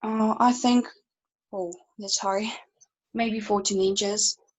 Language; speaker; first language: English; non-native, learner; Russian